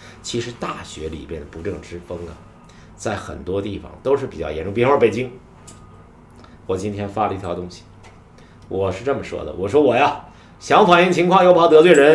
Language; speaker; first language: Chinese; native; Chinese